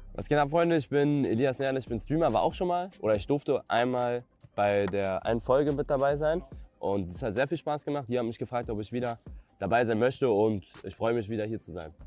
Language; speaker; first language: German; native; German